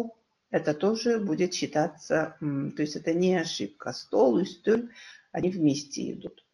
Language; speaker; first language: Russian; non-native, local second language; Kyrgyz